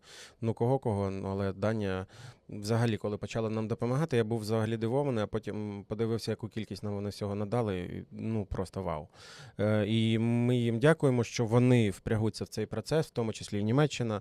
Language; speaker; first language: Ukrainian; native; Ukrainian